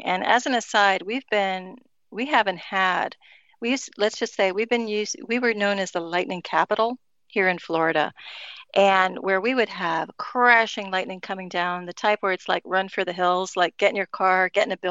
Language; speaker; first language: English; native; English